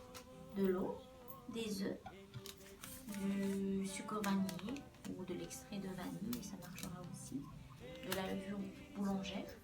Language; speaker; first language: French; non-native, local second language; Malagasy